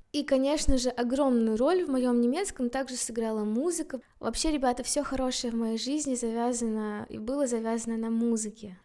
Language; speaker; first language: Russian; native; Russian